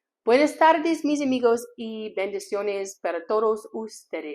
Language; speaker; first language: Spanish; non-native, learner; English